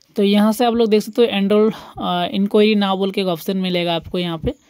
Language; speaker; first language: Hindi; non-native, local second language; Bangla